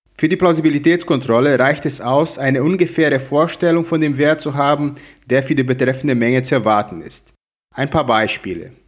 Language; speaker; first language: German; non-native, fluent; Portuguese